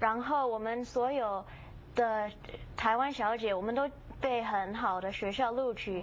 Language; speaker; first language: Chinese; early bilingual, heritage; Chinese